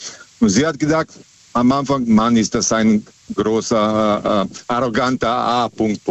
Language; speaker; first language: German; non-native, fluent; Serbian